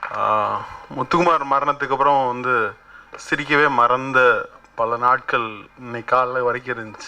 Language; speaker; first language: Tamil; native; Tamil